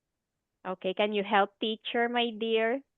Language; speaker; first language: English; non-native, fluent; Filipino